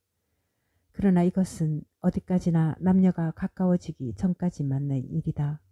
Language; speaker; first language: Korean; native; Korean